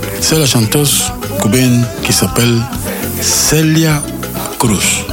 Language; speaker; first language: French; non-native, learner; Spanish